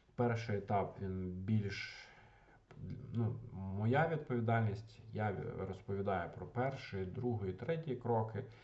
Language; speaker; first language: Ukrainian; non-native, local second language; Russian